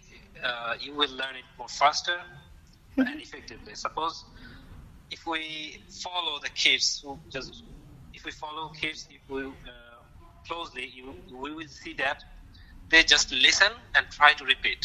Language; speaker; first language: English; non-native, local second language; Bangla